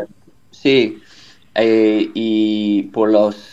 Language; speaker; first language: Spanish; non-native, learner; English